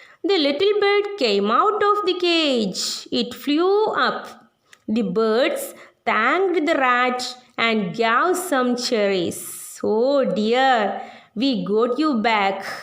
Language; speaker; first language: English; non-native, local second language; Malayalam